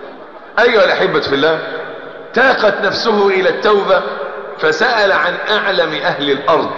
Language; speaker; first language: Arabic; native; Arabic